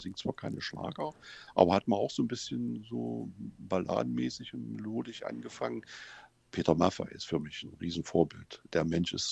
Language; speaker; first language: German; native; German